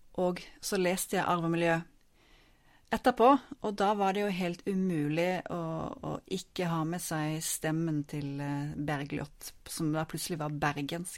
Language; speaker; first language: Norwegian; native; Norwegian